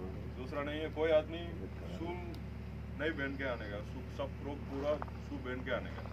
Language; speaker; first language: Hindi; non-native, local second language; Tamil